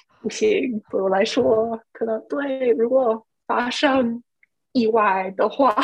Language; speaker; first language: Chinese; non-native, fluent; English